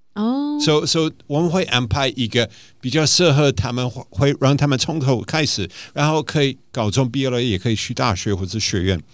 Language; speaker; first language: Chinese; non-native, fluent; German